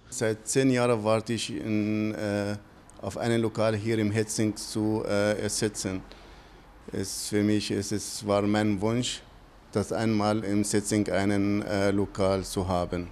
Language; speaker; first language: German; non-native, fluent; Italian